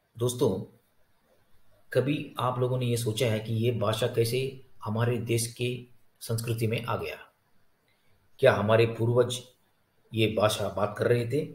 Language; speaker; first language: Hindi; non-native, local second language; Tamil